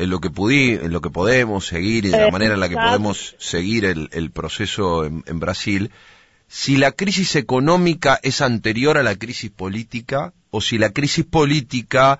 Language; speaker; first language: Spanish; native; Spanish